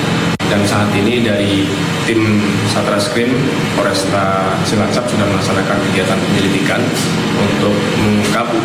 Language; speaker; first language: Indonesian; native; Indonesian